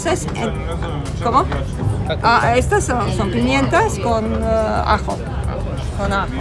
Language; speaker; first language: Spanish; non-native, fluent; Serbian